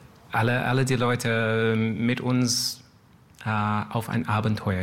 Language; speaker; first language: German; non-native, learner; English